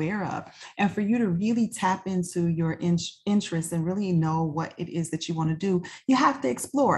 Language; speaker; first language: English; native; English